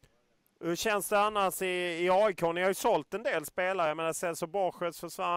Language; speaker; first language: Swedish; native; Swedish